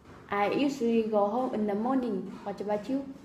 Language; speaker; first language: English; non-native, learner; Vietnamese